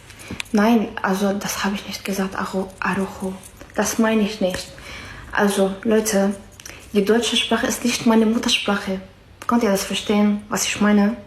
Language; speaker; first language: German; non-native, fluent; Arabic